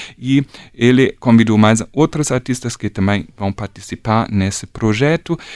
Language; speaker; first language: Portuguese; non-native, fluent; German